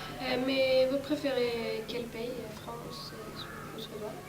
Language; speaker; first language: French; non-native, learner; Swedish